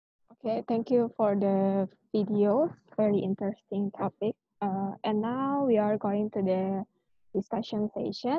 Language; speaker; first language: English; non-native, fluent; Indonesian